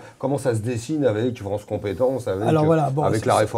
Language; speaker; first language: French; native; French